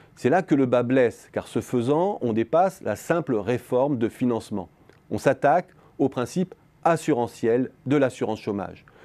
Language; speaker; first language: French; native; French